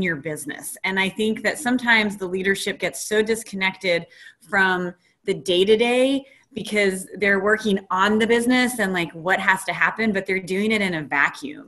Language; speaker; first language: English; native; English